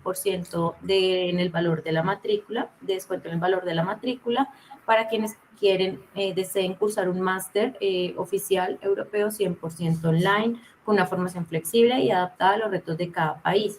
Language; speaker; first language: Spanish; native; Spanish